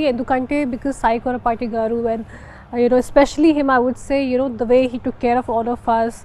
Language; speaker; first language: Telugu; non-native, fluent; Hindi